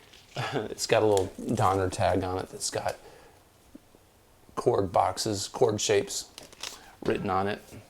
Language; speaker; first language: English; native; English